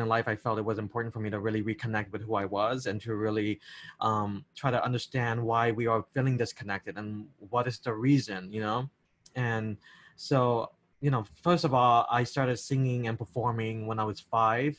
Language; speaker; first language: English; native; English